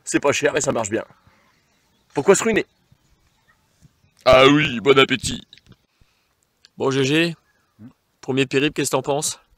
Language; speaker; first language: French; native; French